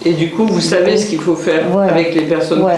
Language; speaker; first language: French; native; French